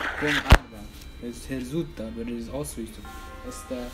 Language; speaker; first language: Spanish; non-native, learner; English